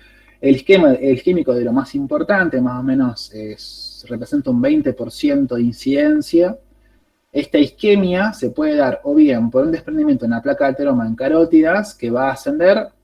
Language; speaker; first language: Spanish; native; Spanish